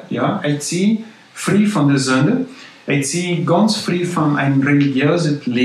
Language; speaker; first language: German; non-native, local second language; Plautdietsch